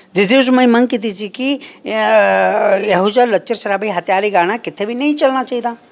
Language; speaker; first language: Punjabi; non-native, fluent; Kannada